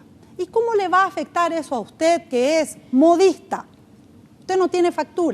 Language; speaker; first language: Spanish; native; Spanish